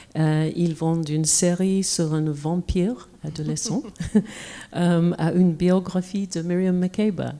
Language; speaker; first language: French; non-native, fluent; English